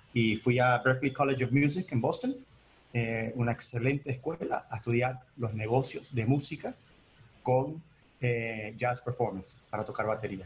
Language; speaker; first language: Spanish; early bilingual, heritage; Spanish